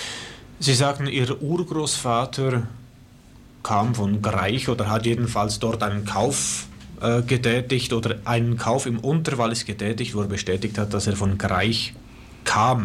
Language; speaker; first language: German; native; German